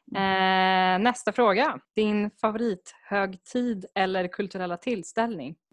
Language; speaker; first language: Swedish; native; Swedish